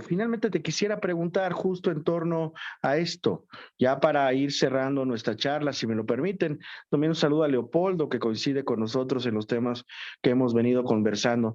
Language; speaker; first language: Spanish; native; Spanish